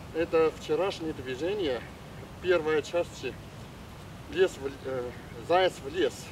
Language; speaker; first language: Russian; non-native, learner; Chinese